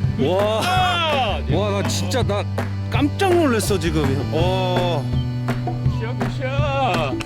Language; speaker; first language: Korean; native; Korean